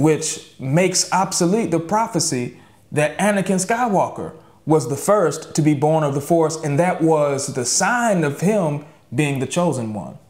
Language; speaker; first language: English; native; English